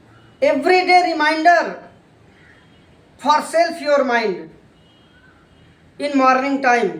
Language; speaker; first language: English; non-native, learner; Hindi